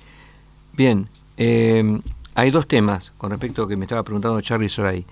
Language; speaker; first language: Spanish; native; Spanish